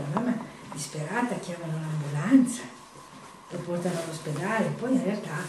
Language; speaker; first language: Italian; native; Italian